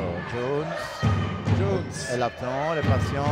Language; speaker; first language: French; native; French